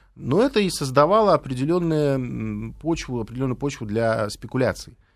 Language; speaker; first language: Russian; native; Russian